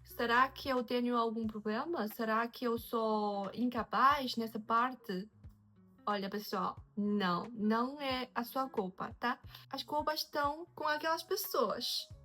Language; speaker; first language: Portuguese; non-native, fluent; Chinese